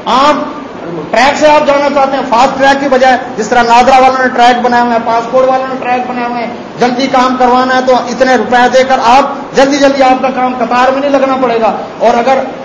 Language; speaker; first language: Urdu; non-native, local second language; Saraiki